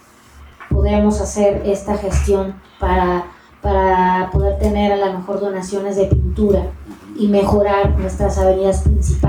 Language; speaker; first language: Spanish; native; Spanish